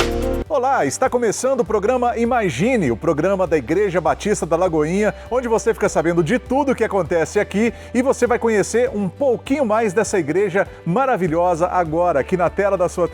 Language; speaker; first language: Portuguese; native; Portuguese